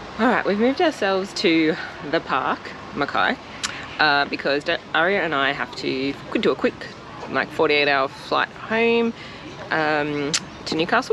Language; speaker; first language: English; native; English